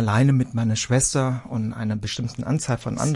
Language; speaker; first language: German; early bilingual, other home language; Vietnamese